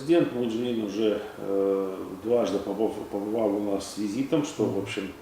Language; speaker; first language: Russian; native; Russian